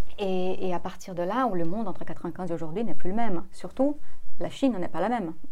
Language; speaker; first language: French; non-native, fluent; Portuguese